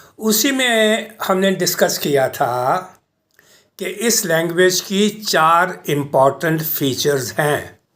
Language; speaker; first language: Urdu; native; Urdu